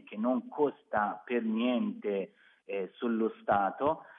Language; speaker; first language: Italian; non-native, fluent; Persian